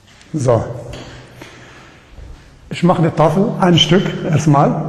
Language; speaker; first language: German; non-native, learner; Arabic